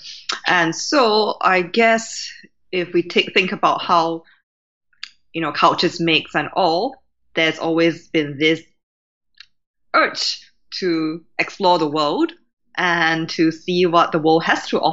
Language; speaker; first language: English; native; English